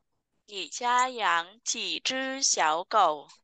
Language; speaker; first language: Chinese; non-native, fluent; Vietnamese